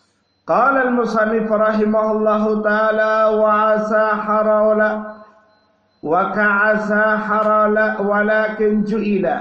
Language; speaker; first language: Arabic; non-native, fluent; Indonesian